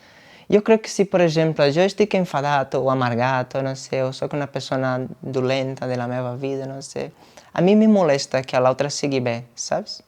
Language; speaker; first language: Catalan; non-native, fluent; Portuguese